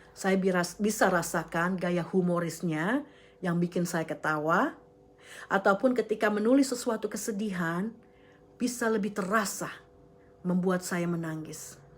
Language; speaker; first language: Indonesian; native; Indonesian